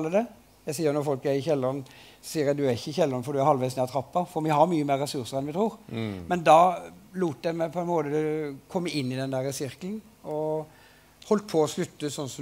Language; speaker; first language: Norwegian; native; Norwegian